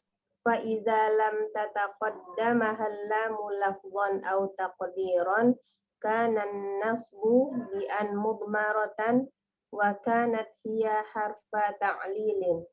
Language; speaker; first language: Arabic; non-native, learner; Indonesian